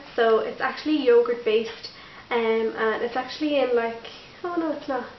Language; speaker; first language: English; native; English